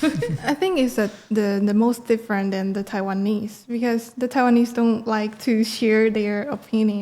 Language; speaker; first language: English; non-native, learner; Chinese